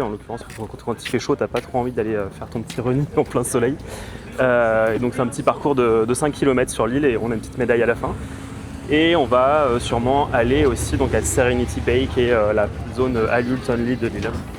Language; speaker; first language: French; native; French